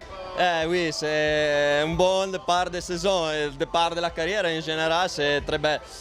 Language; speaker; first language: French; non-native, learner; Italian